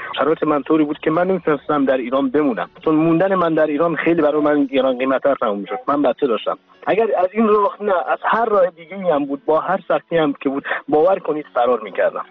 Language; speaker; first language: Persian; non-native, local second language; Kurdish